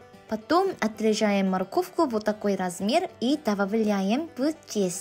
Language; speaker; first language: Russian; non-native, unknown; Korean